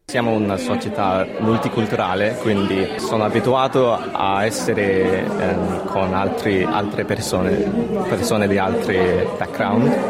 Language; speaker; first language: Italian; non-native, fluent; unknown